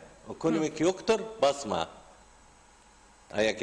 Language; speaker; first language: Turkish; non-native, learner; Arabic